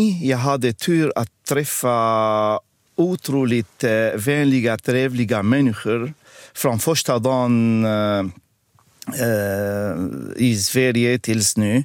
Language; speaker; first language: Swedish; non-native, fluent; Arabic